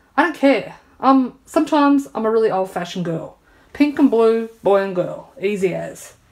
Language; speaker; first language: English; native; English